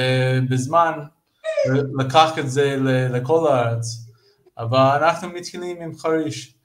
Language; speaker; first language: Hebrew; non-native, fluent; English